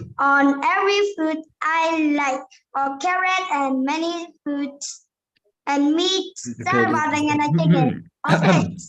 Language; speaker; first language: English; non-native, learner; Vietnamese